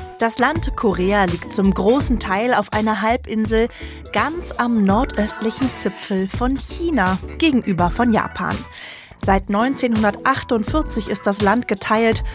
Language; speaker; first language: German; native; German